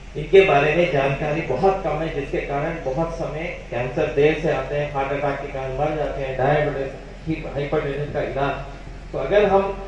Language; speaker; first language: Hindi; non-native, local second language; Bangla